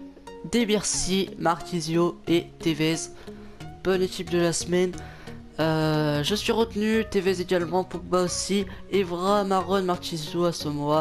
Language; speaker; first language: French; native; French